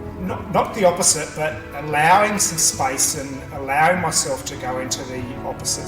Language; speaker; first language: English; native; English